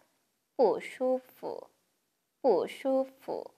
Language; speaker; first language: Chinese; non-native, fluent; Korean